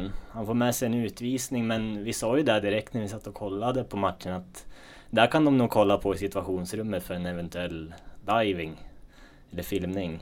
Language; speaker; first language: Swedish; native; Swedish